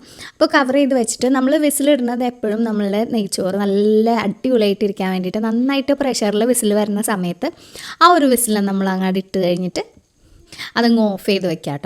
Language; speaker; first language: Malayalam; native; Malayalam